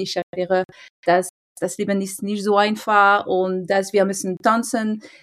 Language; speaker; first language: German; non-native, fluent; French